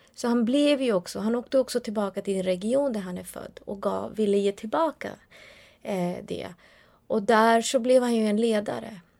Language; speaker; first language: Swedish; early bilingual, other home language; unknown